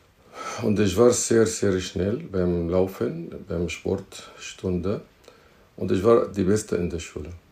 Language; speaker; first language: German; non-native, fluent; Arabic